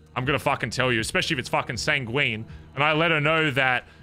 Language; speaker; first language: English; native; English